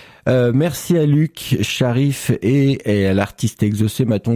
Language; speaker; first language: French; native; French